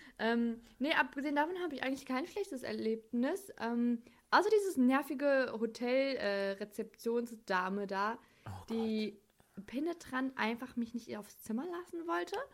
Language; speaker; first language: German; native; German